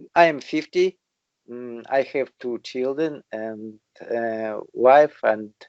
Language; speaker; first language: English; non-native, learner; Russian